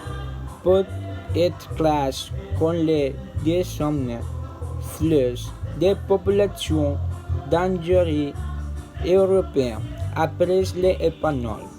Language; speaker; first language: French; non-native, learner; Spanish